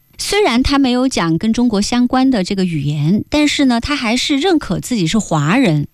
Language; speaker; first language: Chinese; native; Chinese